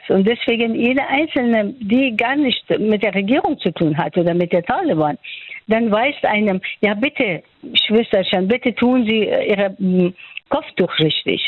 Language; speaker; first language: German; non-native, fluent; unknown